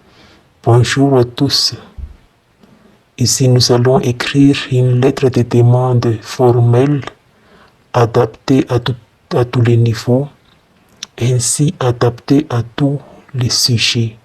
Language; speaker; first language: French; non-native, fluent; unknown